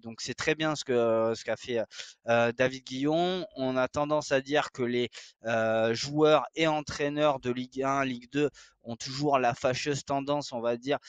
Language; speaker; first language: French; native; French